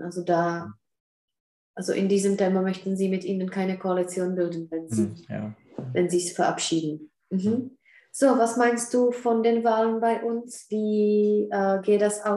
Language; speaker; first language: German; non-native, fluent; Czech